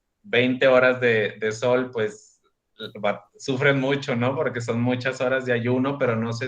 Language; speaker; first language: Spanish; native; Spanish